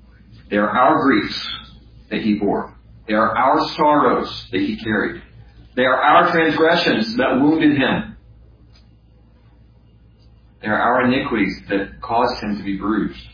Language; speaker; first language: English; native; English